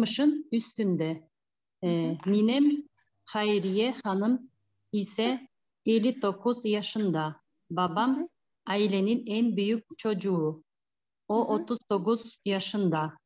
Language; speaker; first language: Turkish; non-native, learner; Kyrgyz